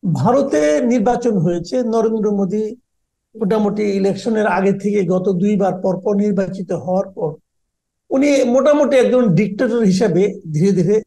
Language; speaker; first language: Bangla; native; Bangla